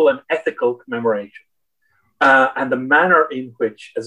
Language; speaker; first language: English; native; English